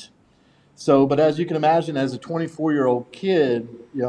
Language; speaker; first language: English; native; English